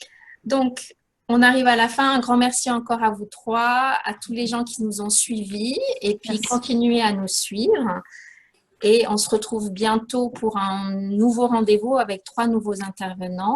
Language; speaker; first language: French; native; French